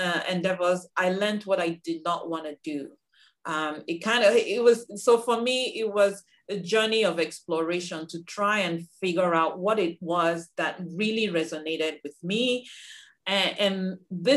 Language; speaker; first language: English; non-native, local second language; Igbo